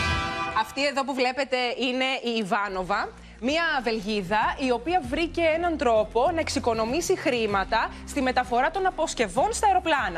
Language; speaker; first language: Greek; native; Greek